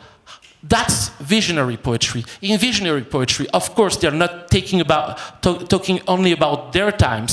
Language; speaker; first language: English; non-native, fluent; French